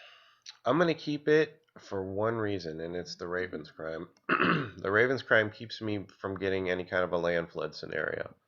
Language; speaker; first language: English; native; English